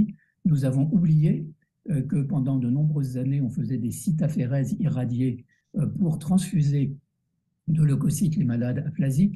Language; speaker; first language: French; native; French